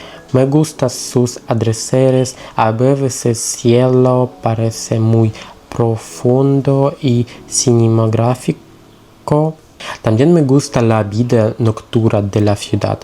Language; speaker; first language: Spanish; non-native, learner; Russian